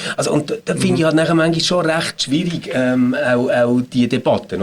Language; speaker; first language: German; native; German